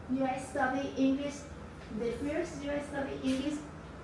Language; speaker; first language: English; non-native, learner; Spanish